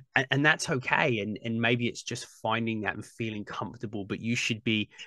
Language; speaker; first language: English; native; English